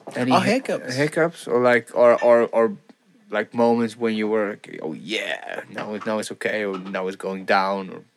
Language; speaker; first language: English; non-native, fluent; Bulgarian